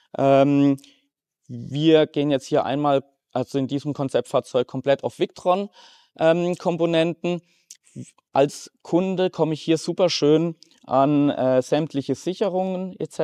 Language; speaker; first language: German; native; German